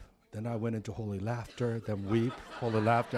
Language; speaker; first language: English; native; English